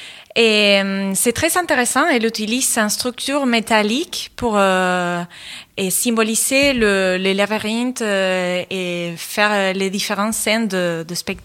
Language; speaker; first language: French; non-native, fluent; Spanish